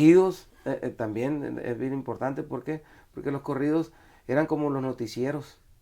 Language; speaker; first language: Spanish; native; Spanish